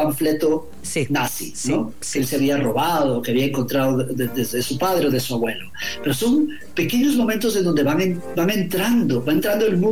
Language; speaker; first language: Spanish; native; Spanish